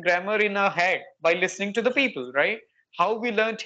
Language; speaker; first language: English; non-native, local second language; Hindi